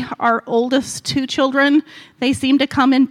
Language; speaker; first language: English; native; English